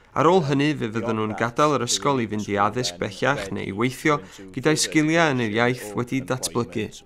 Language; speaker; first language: Welsh; non-native, local second language; English